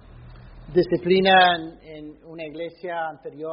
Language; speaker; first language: Spanish; non-native, fluent; English